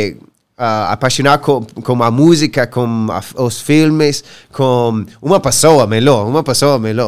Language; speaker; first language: Portuguese; non-native, learner; English